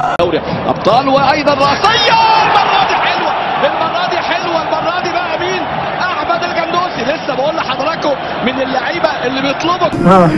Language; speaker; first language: Arabic; native; Arabic